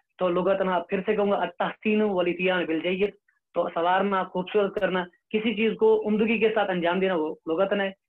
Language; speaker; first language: Urdu; non-native, local second language; Kashmiri